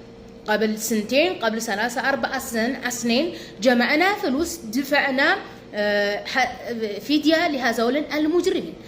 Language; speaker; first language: Arabic; non-native, fluent; Amharic